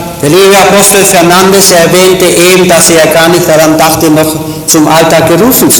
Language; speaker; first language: German; native; German